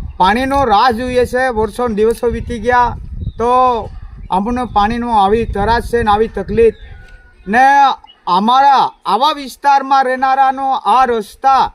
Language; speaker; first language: Gujarati; non-native, local second language; Bhili